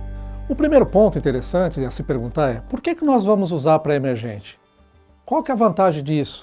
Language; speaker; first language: Portuguese; native; Portuguese